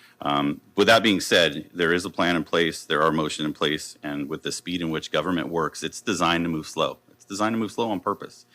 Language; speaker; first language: English; native; English